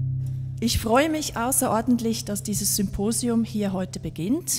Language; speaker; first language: German; native; German